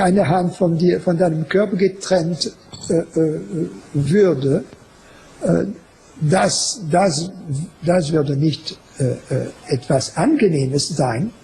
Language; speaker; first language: German; non-native, fluent; French